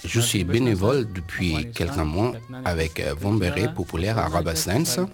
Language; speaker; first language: French; non-native, learner; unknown